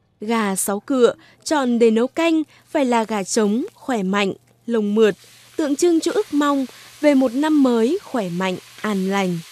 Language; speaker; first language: Vietnamese; native; Vietnamese